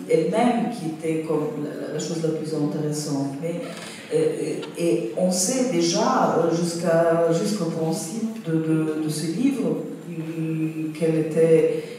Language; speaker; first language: French; non-native, fluent; Italian